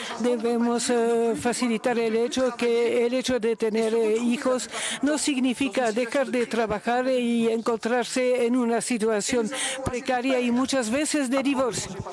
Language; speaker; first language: Spanish; non-native, learner; Luxembourgish